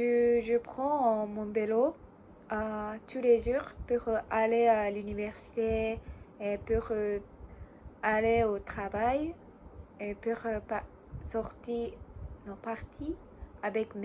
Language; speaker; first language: French; non-native, learner; Japanese